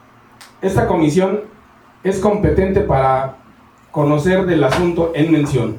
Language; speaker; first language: Spanish; native; Spanish